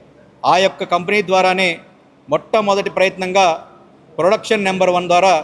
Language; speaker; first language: Telugu; native; Telugu